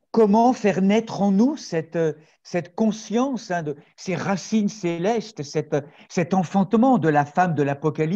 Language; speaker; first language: French; native; French